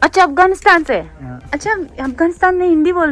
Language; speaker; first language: Hindi; non-native, local second language; Malayalam